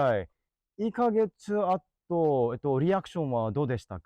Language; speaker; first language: Japanese; non-native, learner; English